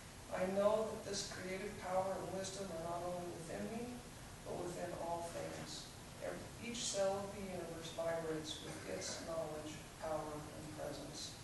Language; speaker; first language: English; native; English